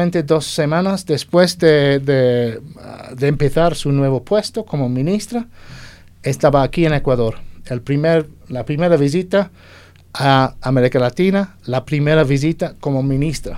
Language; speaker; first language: Spanish; non-native, fluent; English